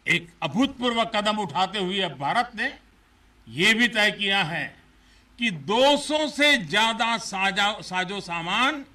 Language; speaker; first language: Hindi; non-native, local second language; Gujarati